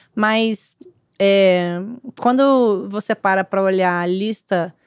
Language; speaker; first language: Portuguese; native; Portuguese